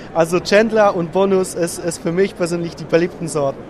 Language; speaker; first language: German; non-native, fluent; Polish